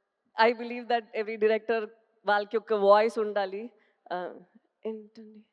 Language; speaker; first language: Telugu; non-native, fluent; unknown